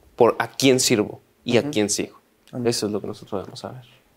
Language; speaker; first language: Spanish; native; Spanish